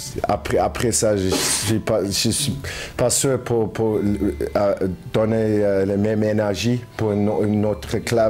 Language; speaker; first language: French; non-native, learner; English